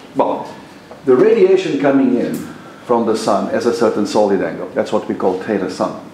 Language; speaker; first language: English; non-native, fluent; Portuguese